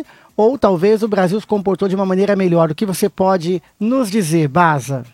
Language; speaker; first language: Portuguese; native; Portuguese